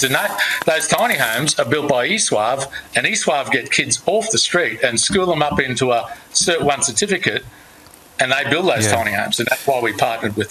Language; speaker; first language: English; native; English